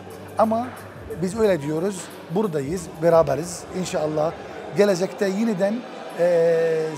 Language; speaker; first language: Turkish; non-native, fluent; Arabic